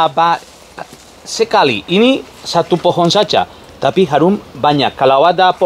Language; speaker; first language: Indonesian; non-native, learner; Spanish